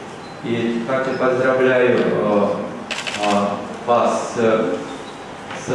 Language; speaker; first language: Russian; non-native, learner; Korean